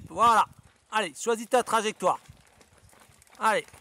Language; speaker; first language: French; native; French